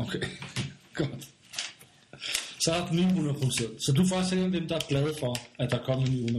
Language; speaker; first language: Danish; native; Danish